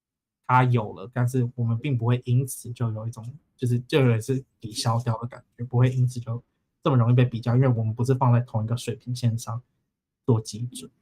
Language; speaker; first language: Chinese; native; Chinese